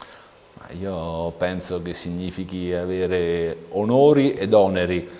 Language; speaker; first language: Italian; native; Italian